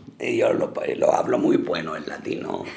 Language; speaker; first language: Spanish; early bilingual, heritage; Spanish